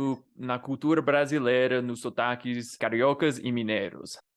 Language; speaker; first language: Portuguese; non-native, fluent; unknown